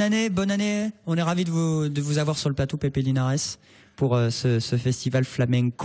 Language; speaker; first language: French; native; French